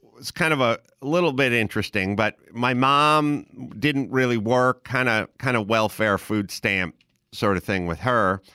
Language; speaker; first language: English; native; English